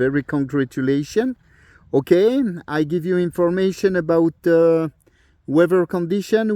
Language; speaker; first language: English; non-native, learner; French